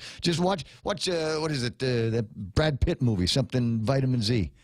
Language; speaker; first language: English; native; English